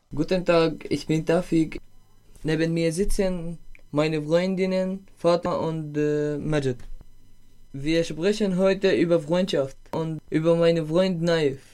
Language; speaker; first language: German; non-native, learner; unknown